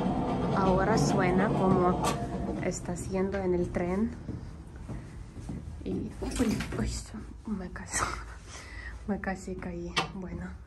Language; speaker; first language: Spanish; non-native, learner; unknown